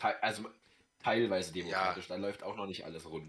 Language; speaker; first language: German; native; German